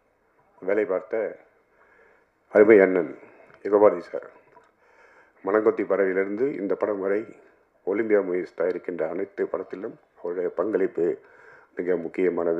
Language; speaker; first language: Tamil; native; Tamil